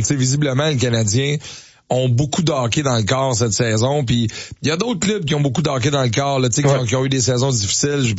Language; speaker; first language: French; native; French